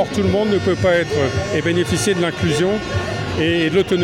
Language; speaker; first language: French; native; French